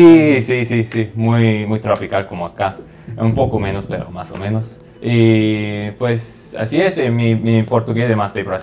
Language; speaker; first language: Spanish; non-native, fluent; English